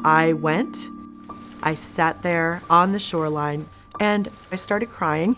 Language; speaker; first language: English; native; English